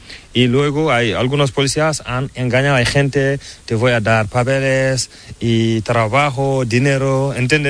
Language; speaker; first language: Spanish; non-native, learner; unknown